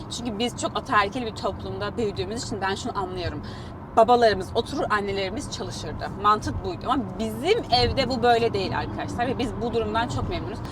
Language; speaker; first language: Turkish; native; Turkish